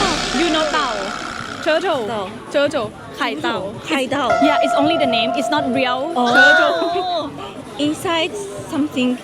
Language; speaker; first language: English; non-native, learner; Thai